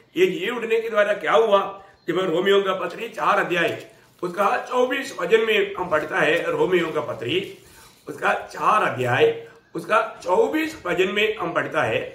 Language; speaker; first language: Hindi; non-native, local second language; Malayalam